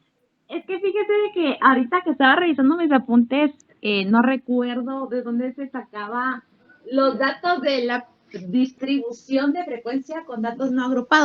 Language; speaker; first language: Spanish; native; Spanish